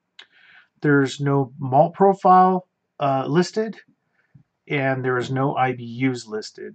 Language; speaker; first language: English; native; English